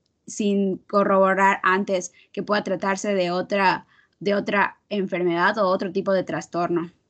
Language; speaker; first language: Spanish; native; Spanish